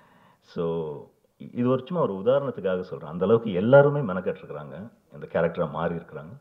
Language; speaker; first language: Tamil; native; Tamil